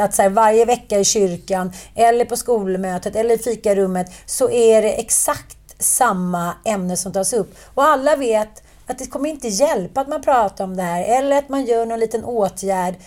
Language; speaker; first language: Swedish; native; Swedish